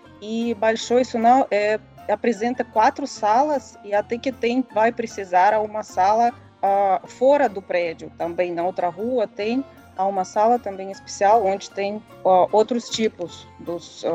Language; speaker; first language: Portuguese; non-native, learner; Russian